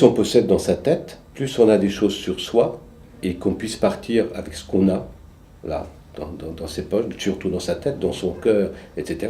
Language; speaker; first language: French; early bilingual, other home language; Romanian